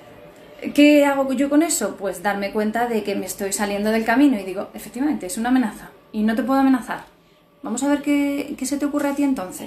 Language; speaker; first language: Spanish; native; Spanish